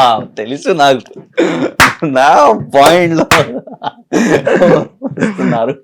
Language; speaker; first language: Telugu; non-native, learner; Hindi